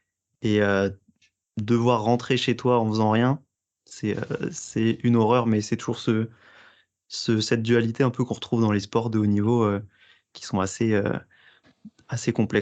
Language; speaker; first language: French; native; French